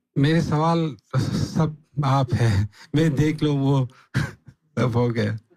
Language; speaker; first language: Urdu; non-native, learner; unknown